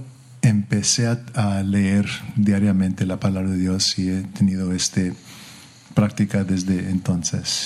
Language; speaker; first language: Spanish; early bilingual, heritage; English